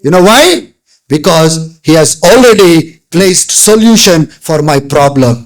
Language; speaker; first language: English; non-native, local second language; Telugu